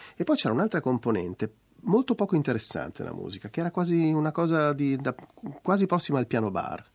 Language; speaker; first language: Italian; native; Italian